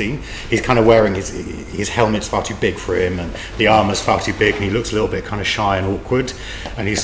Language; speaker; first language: English; native; English